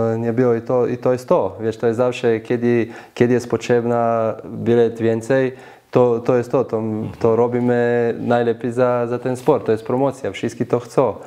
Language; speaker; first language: Polish; non-native, learner; Slovenian